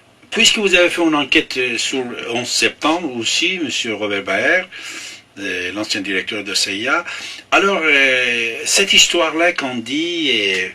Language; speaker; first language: French; non-native, fluent; Persian